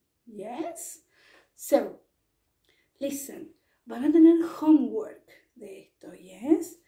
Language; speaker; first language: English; non-native, fluent; Spanish